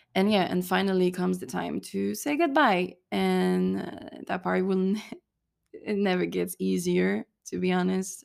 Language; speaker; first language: English; non-native, fluent; French